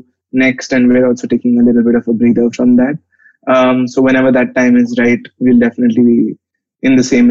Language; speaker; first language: English; non-native, local second language; Hindi